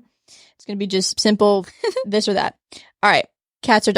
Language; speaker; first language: English; native; English